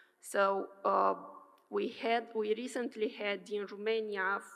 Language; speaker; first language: English; non-native, fluent; Romanian